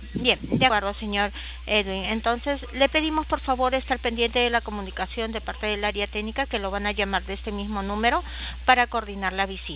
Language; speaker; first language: Spanish; native; Spanish